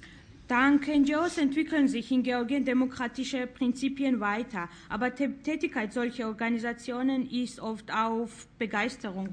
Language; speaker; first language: German; non-native, fluent; Georgian